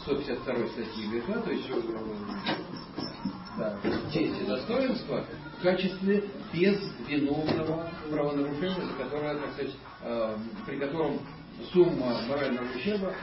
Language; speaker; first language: Russian; native; Russian